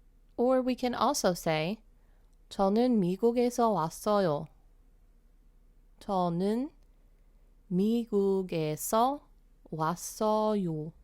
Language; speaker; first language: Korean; non-native, fluent; English